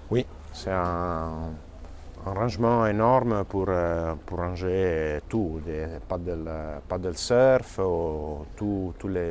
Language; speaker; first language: French; non-native, fluent; Italian